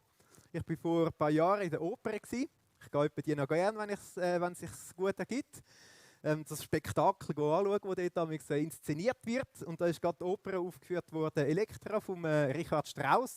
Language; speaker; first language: German; native; German